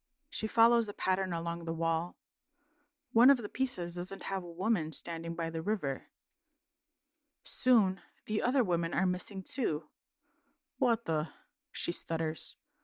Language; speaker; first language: English; early bilingual, other home language; Spanish